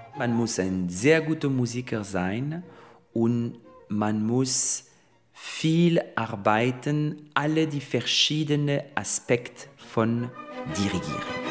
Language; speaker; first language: German; non-native, fluent; French